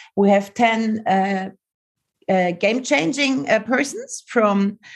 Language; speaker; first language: English; non-native, learner; German